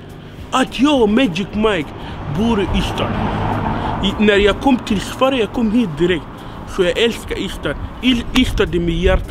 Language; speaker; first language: Swedish; non-native, fluent; Arabic